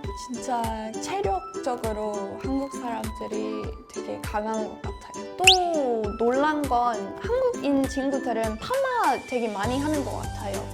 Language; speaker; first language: Korean; non-native, fluent; English